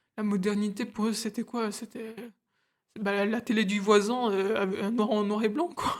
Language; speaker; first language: French; early bilingual, other home language; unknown